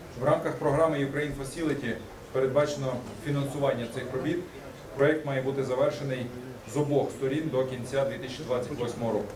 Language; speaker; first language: Ukrainian; native; Ukrainian